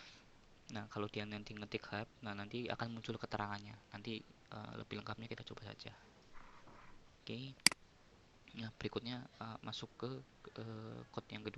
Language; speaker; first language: Indonesian; native; Indonesian